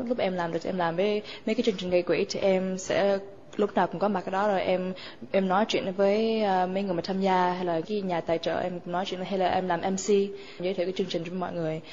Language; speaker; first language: Vietnamese; early bilingual, other home language; English